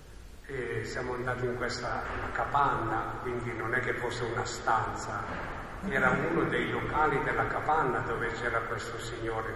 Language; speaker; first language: Italian; native; Italian